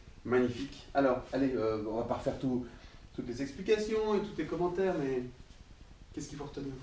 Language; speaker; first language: French; native; French